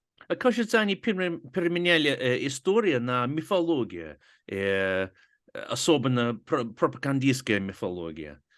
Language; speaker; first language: Russian; non-native, fluent; English